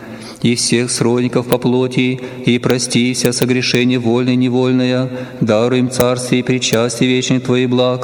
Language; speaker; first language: Russian; native; Russian